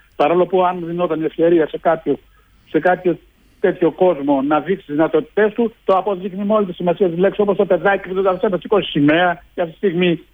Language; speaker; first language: Greek; early bilingual, heritage; Greek